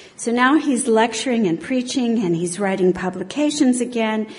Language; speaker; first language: English; native; English